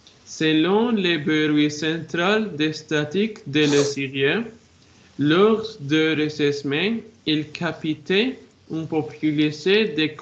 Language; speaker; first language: French; non-native, learner; Arabic